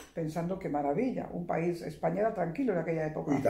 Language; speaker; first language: Spanish; early bilingual, heritage; Spanish